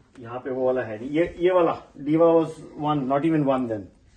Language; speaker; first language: English; non-native, local second language; Hindi